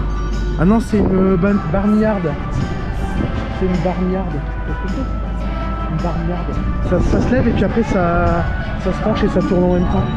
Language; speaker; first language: French; native; French